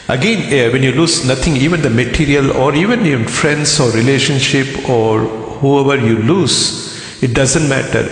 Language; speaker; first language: English; non-native, local second language; Tamil